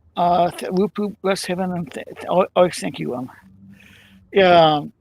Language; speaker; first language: English; native; English